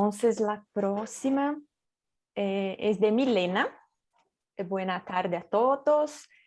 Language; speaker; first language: Spanish; non-native, fluent; Portuguese